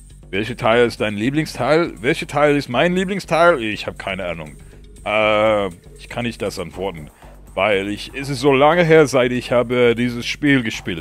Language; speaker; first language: German; early bilingual, heritage; German